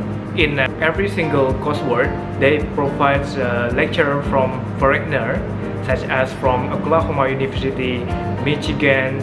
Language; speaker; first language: English; non-native, fluent; Indonesian